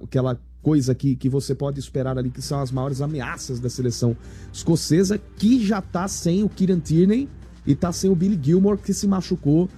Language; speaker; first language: Portuguese; native; Portuguese